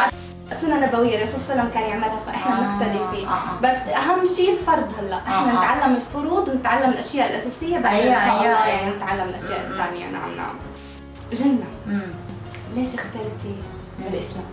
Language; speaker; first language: Arabic; native; Arabic